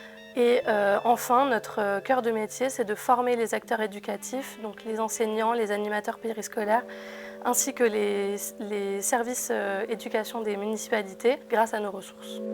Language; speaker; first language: French; native; French